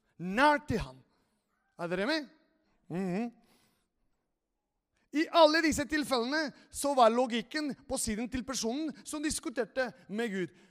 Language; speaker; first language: Norwegian; non-native, fluent; Spanish